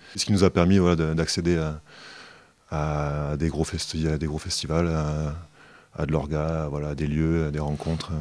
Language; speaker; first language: French; native; French